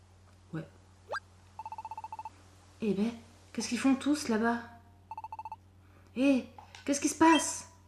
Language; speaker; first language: French; native; French